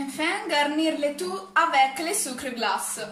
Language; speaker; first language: French; non-native, learner; Italian